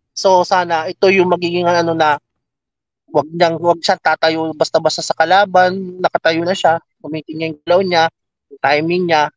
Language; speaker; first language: Filipino; native; Filipino